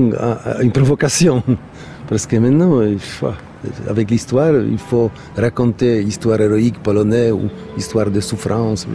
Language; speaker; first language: French; non-native, fluent; Polish